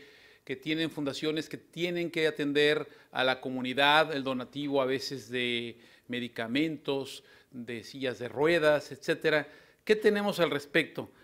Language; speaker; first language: Spanish; native; Spanish